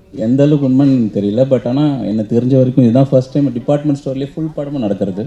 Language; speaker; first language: Tamil; native; Tamil